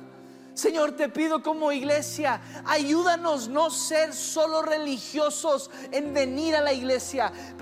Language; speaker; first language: Spanish; early bilingual, other home language; English